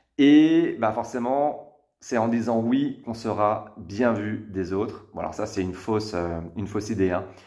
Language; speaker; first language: French; native; French